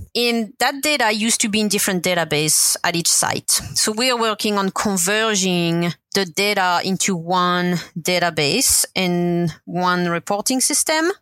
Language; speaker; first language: English; non-native, fluent; French